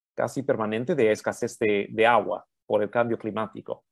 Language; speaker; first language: Spanish; early bilingual, heritage; Spanish